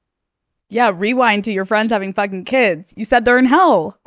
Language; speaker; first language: English; native; English